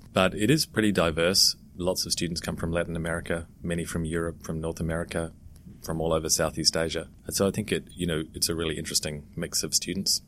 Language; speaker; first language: English; native; English